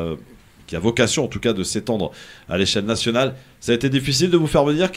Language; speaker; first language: French; native; French